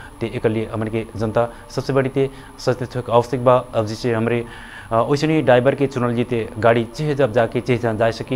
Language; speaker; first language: Bhojpuri; non-native, local second language; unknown